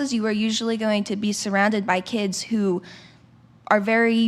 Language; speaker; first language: English; native; English